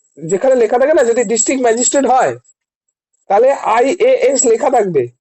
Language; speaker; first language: Bangla; native; Bangla